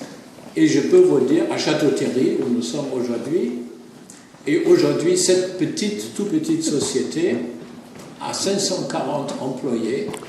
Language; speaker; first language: French; non-native, fluent; German